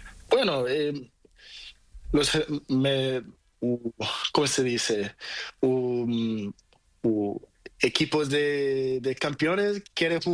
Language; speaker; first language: Spanish; non-native, learner; Portuguese